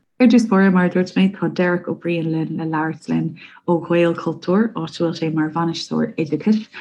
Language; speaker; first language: Irish; non-native, local second language; English